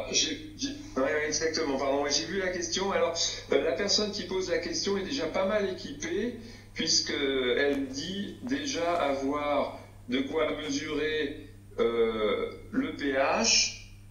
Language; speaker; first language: French; native; French